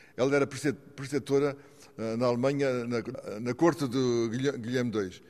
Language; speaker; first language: Portuguese; native; Portuguese